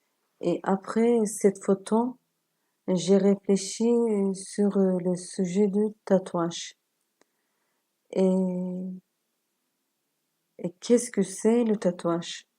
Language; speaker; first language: French; non-native, learner; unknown